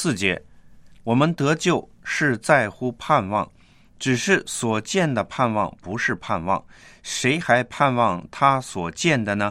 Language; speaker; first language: Chinese; non-native, local second language; Cantonese